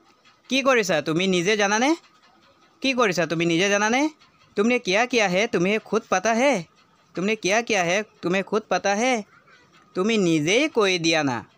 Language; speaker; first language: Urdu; non-native, local second language; Assamese